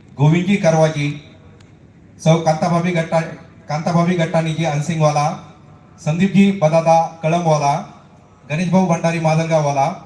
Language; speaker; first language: Hindi; non-native, local second language; Marathi